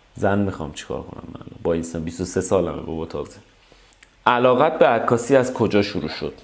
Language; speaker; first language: Persian; native; Persian